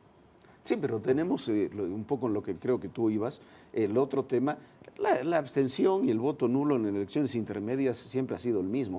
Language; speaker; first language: Spanish; native; Spanish